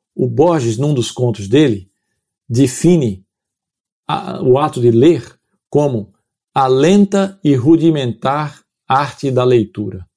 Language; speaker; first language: Portuguese; native; Portuguese